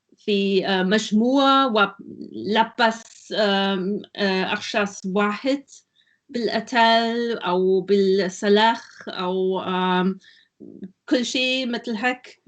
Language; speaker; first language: Arabic; non-native, learner; German